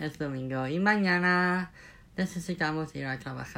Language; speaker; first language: Spanish; non-native, fluent; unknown